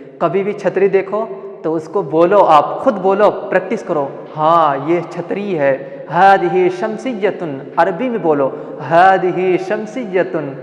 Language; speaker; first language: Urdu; non-native, local second language; Malayalam